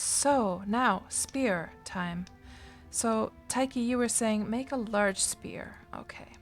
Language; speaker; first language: English; non-native, fluent; Finnish